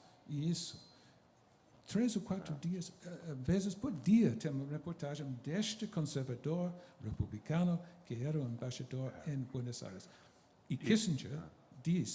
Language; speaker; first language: Portuguese; non-native, fluent; English